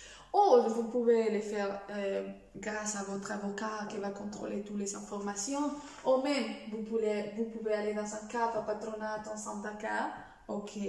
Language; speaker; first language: French; non-native, fluent; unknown